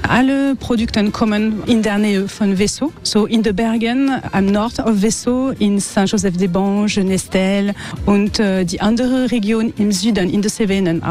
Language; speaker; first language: German; non-native, learner; French